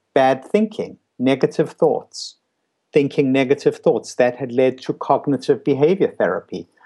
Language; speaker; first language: English; native; English